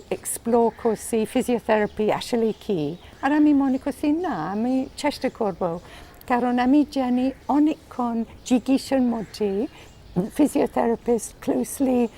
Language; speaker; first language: Bangla; non-native, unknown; English